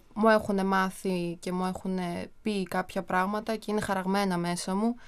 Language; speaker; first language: Greek; early bilingual, other home language; Armenian